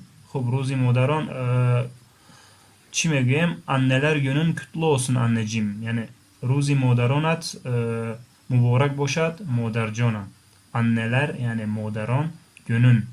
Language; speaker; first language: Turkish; non-native, fluent; Tajik